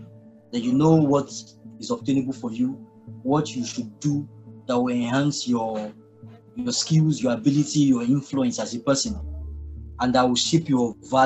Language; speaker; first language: English; non-native, local second language; Yoruba